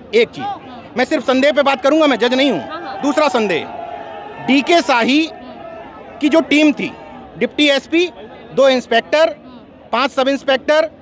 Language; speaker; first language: Hindi; native; Hindi